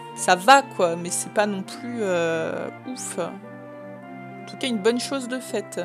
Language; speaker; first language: French; native; French